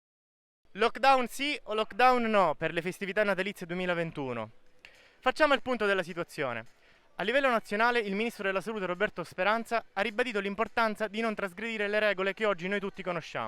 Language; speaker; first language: Italian; native; Italian